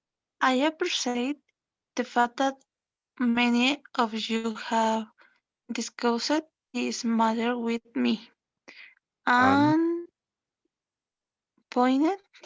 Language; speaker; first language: English; non-native, learner; Spanish